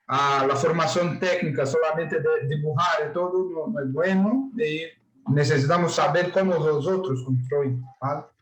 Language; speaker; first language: Spanish; non-native, learner; Portuguese